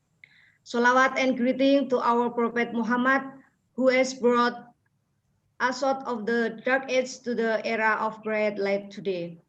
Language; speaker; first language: English; non-native, fluent; Indonesian